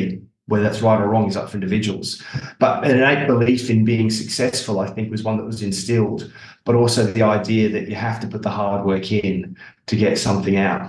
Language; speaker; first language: English; native; English